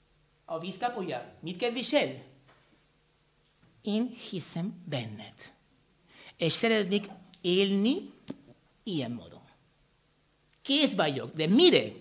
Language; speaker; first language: Hungarian; non-native, fluent; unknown